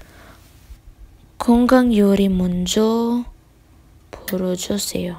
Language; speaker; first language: Korean; non-native, learner; Filipino